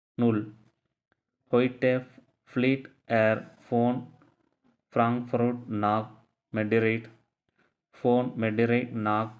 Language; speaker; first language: German; non-native, learner; Tamil